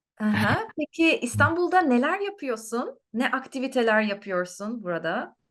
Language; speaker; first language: Turkish; native; Turkish